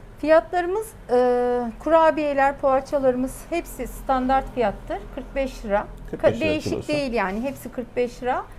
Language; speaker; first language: Turkish; native; Turkish